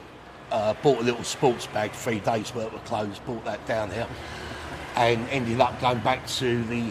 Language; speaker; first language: English; native; English